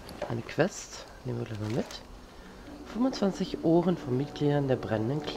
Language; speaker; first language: German; native; German